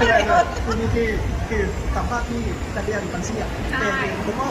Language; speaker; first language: Thai; non-native, learner; Korean